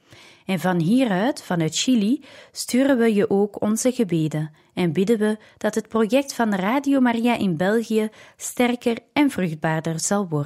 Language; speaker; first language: Dutch; native; Dutch